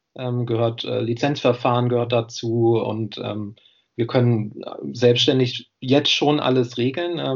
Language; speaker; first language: German; native; German